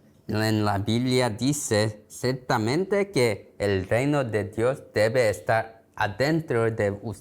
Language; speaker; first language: Spanish; non-native, learner; Korean